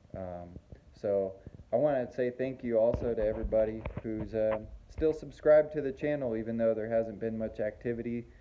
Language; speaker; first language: English; native; English